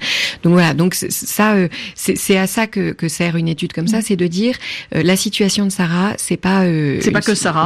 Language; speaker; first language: French; native; French